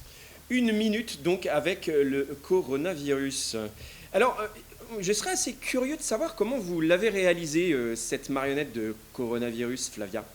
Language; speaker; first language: French; native; French